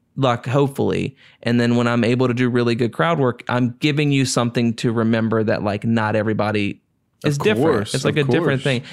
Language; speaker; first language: English; native; English